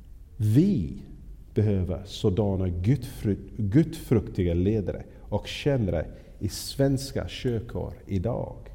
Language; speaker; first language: Swedish; non-native, fluent; English